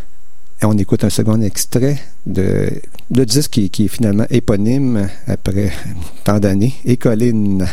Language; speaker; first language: French; native; French